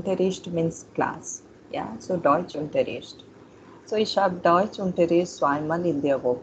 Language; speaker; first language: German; non-native, fluent; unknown